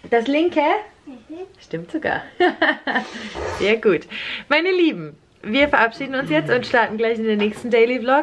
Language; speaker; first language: German; native; German